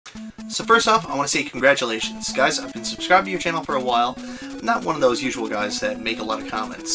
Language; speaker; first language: English; native; English